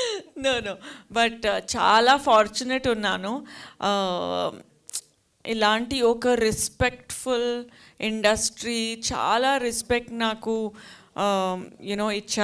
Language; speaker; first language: Telugu; non-native, learner; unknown